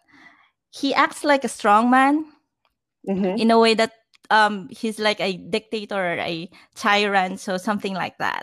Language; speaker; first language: English; non-native, local second language; Filipino